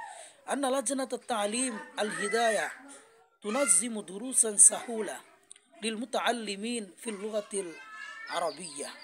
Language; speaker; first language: Arabic; non-native, fluent; Bangla